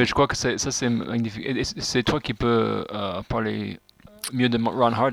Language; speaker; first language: French; non-native, fluent; English